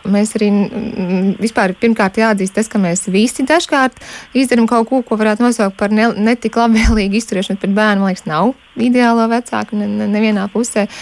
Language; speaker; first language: Latvian; native; Latvian